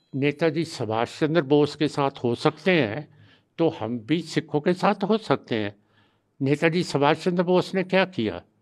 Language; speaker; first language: Hindi; non-native, local second language; Punjabi